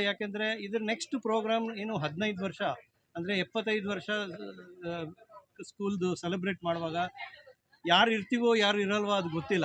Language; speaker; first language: Kannada; non-native, local second language; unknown